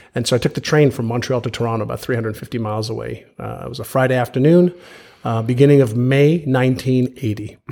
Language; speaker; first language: English; early bilingual, other home language; Hebrew